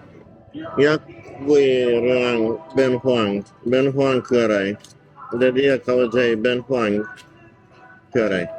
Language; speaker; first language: Thai; non-native, learner; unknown